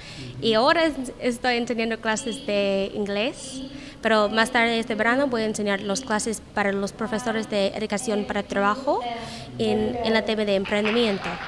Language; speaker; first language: Spanish; non-native, learner; English